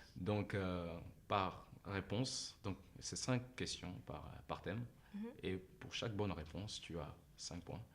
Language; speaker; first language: French; non-native, local second language; Lingala